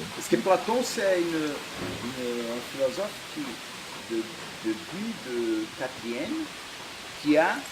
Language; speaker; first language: French; non-native, fluent; Portuguese